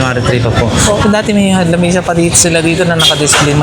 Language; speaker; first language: Filipino; native; Filipino